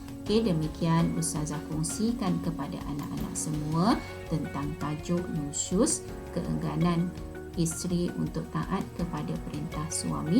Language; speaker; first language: Malay; native; Malay